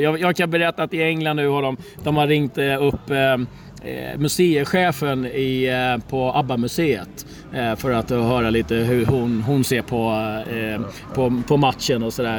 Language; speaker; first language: Swedish; native; Swedish